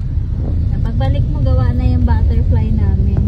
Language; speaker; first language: Filipino; native; Filipino